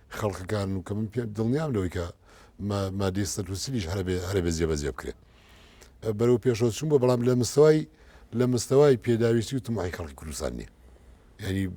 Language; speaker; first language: Central Kurdish; native; Central Kurdish